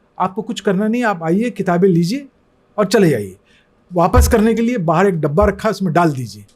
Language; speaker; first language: Urdu; native; Urdu